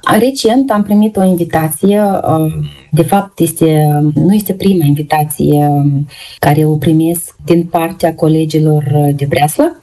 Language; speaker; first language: Romanian; native; Romanian